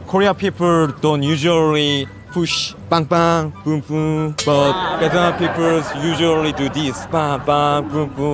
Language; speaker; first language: English; non-native, learner; Korean